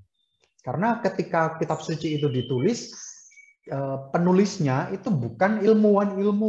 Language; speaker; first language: Indonesian; native; Indonesian